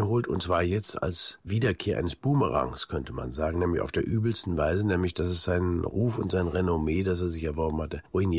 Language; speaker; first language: German; native; German